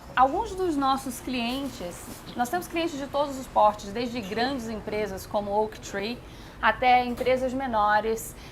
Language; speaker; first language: Portuguese; native; Portuguese